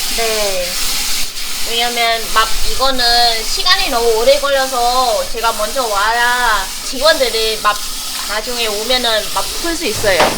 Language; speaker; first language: Korean; non-native, fluent; Vietnamese